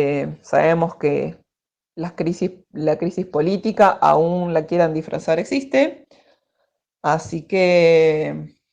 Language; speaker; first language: Spanish; native; Spanish